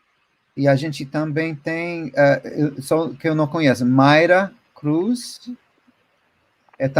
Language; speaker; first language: Portuguese; non-native, fluent; English